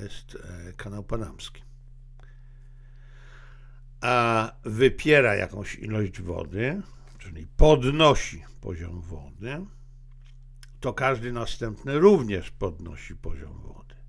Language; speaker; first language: Polish; native; Polish